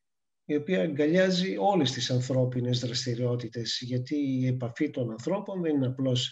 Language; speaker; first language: Greek; native; Greek